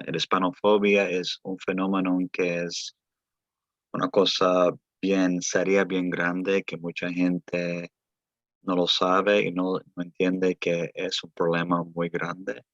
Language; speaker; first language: Spanish; early bilingual, heritage; Spanish